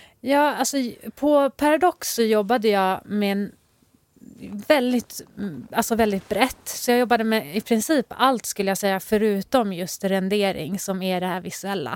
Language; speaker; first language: Swedish; early bilingual, other home language; Persian